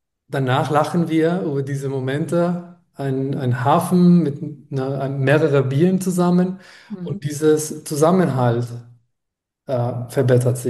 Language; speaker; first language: German; non-native, fluent; Spanish